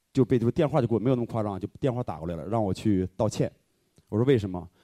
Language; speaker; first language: Chinese; native; Chinese